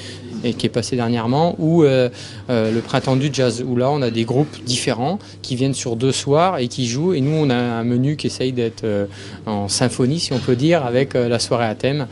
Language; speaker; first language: French; native; French